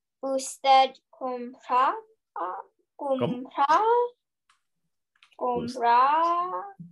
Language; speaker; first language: Spanish; non-native, learner; English